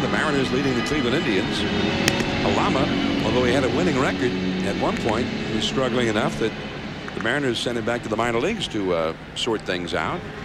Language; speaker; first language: English; native; English